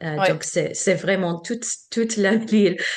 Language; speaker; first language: French; non-native, learner; English